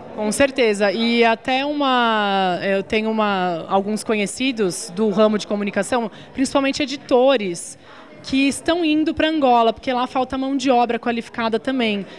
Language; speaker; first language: Portuguese; native; Portuguese